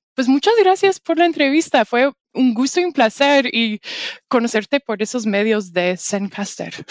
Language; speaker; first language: Spanish; non-native, fluent; English